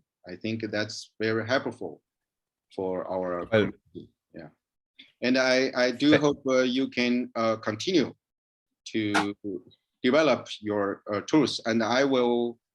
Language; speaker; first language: English; non-native, learner; Chinese